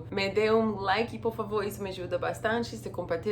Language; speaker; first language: Portuguese; non-native, fluent; English